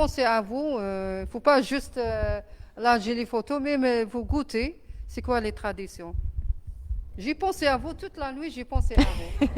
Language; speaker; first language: French; non-native, learner; Arabic